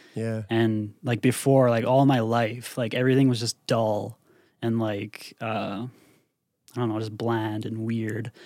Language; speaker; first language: English; native; English